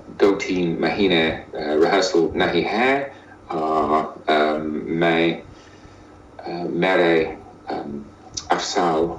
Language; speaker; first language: Hindi; non-native, learner; English